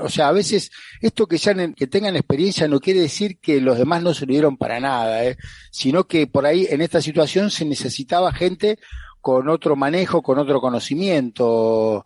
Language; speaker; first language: Spanish; native; Spanish